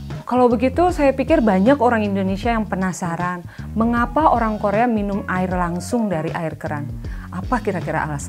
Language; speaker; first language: Indonesian; native; Indonesian